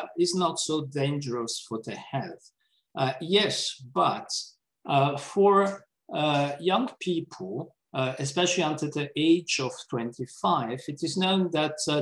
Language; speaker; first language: English; non-native, fluent; Italian